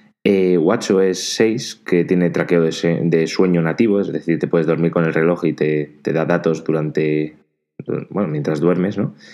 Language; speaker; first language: Spanish; native; Spanish